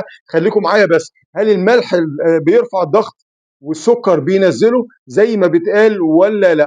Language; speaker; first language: Arabic; native; Arabic